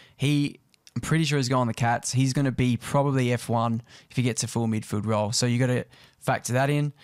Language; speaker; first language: English; native; English